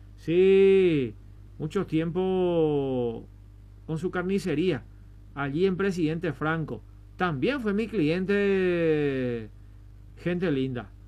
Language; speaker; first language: Spanish; native; Spanish